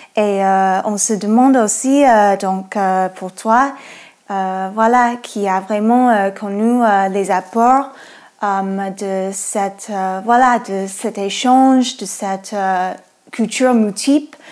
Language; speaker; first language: French; non-native, fluent; English